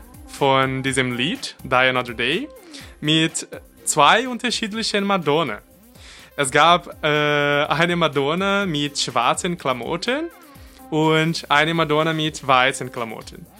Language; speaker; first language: German; non-native, learner; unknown